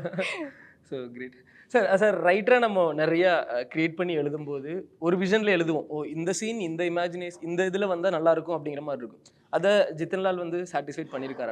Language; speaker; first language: Tamil; native; Tamil